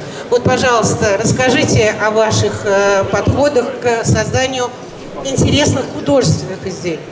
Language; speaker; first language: Russian; native; Russian